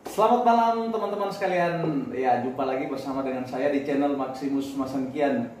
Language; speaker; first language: Indonesian; native; Indonesian